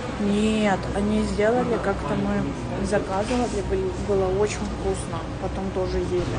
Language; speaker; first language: Russian; native; Russian